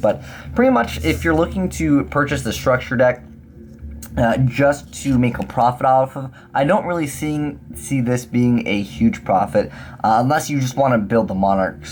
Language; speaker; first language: English; native; English